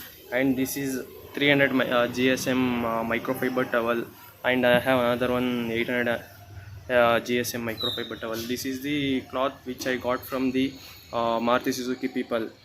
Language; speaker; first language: English; non-native, local second language; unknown